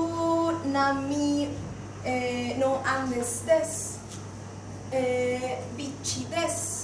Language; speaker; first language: Japanese; non-native, learner; Spanish